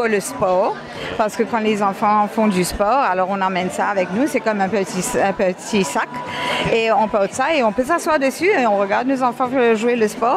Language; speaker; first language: French; non-native, local second language; Morisyen